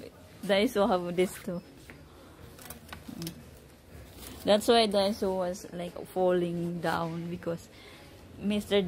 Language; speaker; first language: English; non-native, learner; Filipino